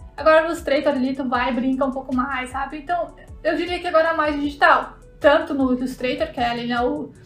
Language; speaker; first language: Portuguese; native; Portuguese